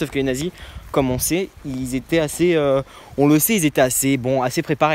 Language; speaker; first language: French; native; French